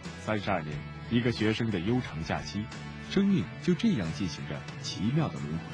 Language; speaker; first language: Chinese; native; Chinese